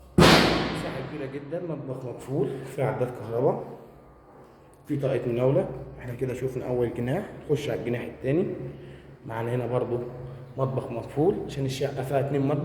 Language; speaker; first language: Arabic; native; Arabic